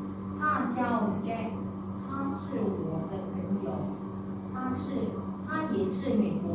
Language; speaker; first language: Chinese; non-native, learner; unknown